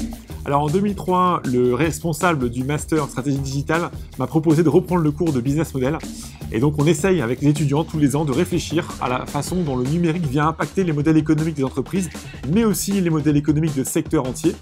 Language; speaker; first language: French; native; French